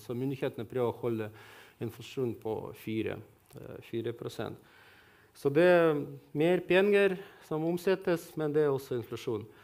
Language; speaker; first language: Norwegian; non-native, fluent; Russian